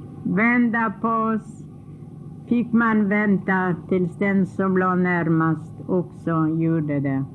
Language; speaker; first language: Swedish; non-native, fluent; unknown